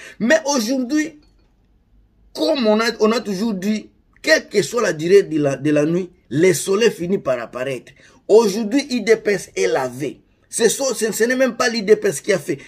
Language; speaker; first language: French; non-native, local second language; Lingala